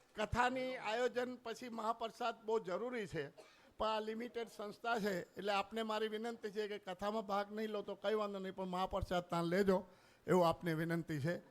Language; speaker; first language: Gujarati; non-native, local second language; Sindhi